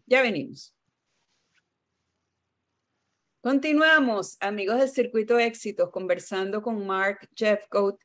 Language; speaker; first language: Spanish; native; Spanish